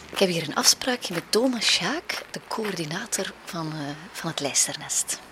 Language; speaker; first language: Dutch; native; Dutch